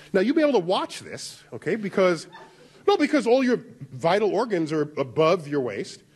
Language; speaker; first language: English; native; English